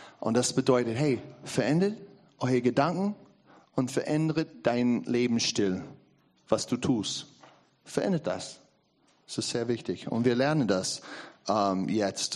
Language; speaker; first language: German; non-native, learner; English